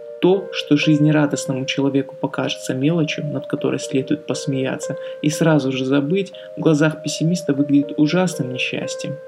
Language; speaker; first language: Russian; native; Russian